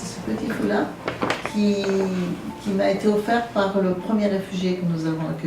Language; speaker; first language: French; native; French